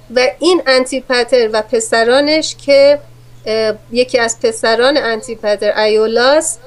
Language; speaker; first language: Persian; native; Persian